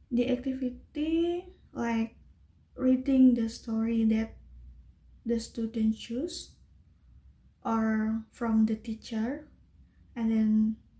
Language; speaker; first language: English; non-native, learner; Indonesian